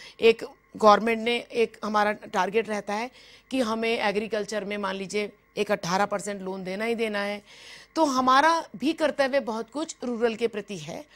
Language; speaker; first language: Hindi; native; Hindi